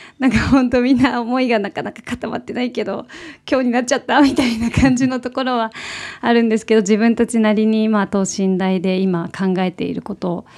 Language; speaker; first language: Japanese; native; Japanese